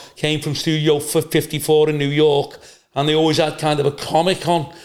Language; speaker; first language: English; native; English